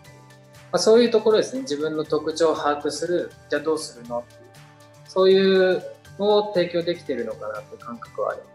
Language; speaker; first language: Japanese; native; Japanese